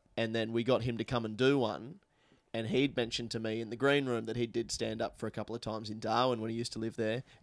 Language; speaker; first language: English; native; English